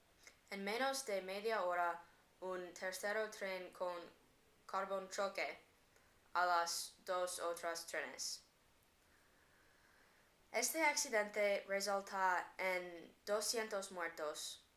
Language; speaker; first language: Spanish; non-native, learner; English